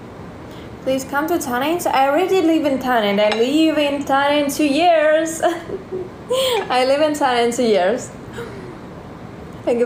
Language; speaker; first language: English; non-native, learner; Russian